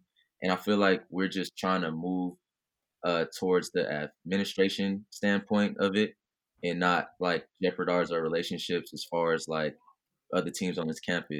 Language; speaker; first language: English; native; English